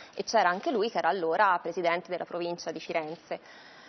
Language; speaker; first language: Italian; native; Italian